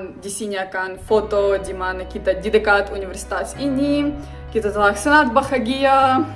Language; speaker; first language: Indonesian; non-native, learner; Ukrainian